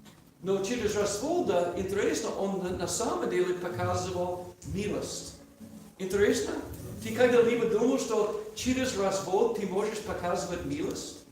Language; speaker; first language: Russian; non-native, learner; English